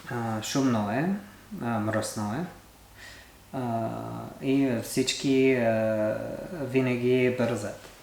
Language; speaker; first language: Bulgarian; non-native, learner; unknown